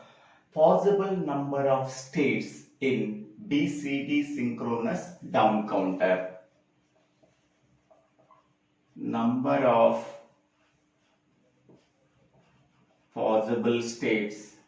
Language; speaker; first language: English; non-native, local second language; Telugu